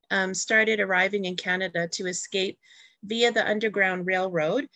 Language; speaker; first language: English; native; English